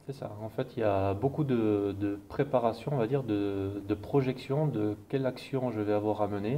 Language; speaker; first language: French; native; French